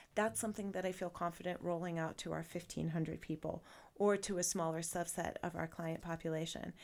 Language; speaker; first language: English; native; English